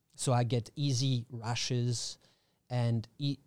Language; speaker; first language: English; non-native, fluent; French